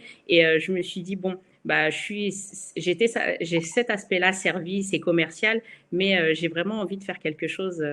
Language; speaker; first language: French; native; French